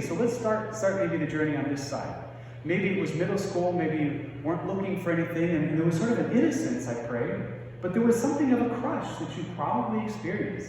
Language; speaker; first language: English; native; English